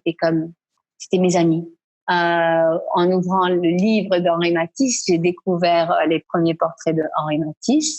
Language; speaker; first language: French; non-native, fluent; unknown